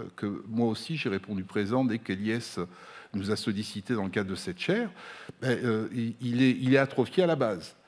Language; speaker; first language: French; non-native, local second language; Arabic